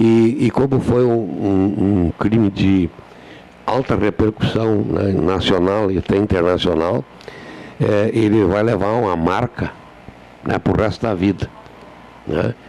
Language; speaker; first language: Portuguese; native; Portuguese